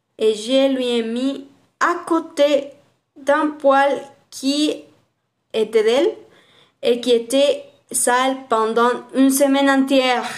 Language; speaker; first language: French; non-native, learner; Spanish